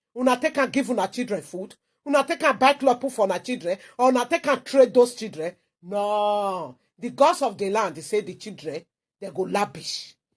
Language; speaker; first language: Nigerian Pidgin; non-native, local second language; Igbo